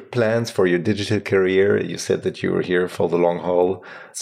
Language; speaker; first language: English; non-native, fluent; German